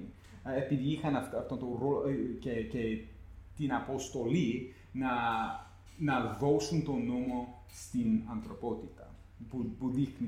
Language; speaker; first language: Greek; non-native, fluent; English